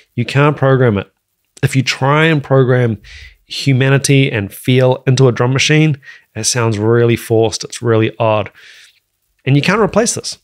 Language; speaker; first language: English; native; English